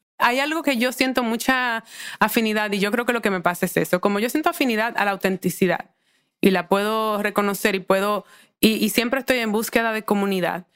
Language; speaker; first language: Spanish; native; Spanish